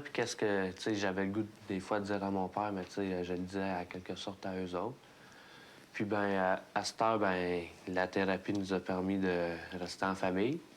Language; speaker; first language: French; native; French